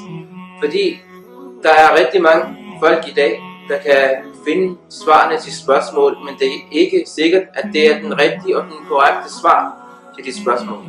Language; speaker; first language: Danish; early bilingual, other home language; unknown